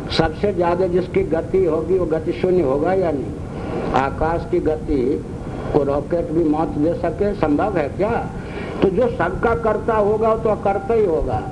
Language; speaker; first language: Hindi; non-native, local second language; Maithili